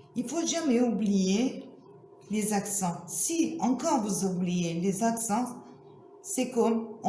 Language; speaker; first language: French; non-native, fluent; Turkish